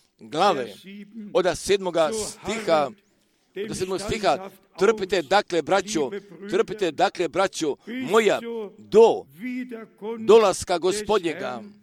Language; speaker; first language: Croatian; early bilingual, heritage; Croatian